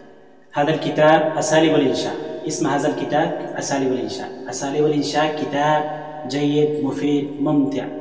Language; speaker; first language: Arabic; non-native, fluent; Urdu